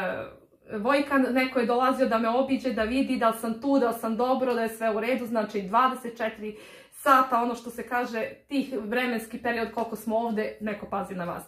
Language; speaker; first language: Serbian; native; Serbian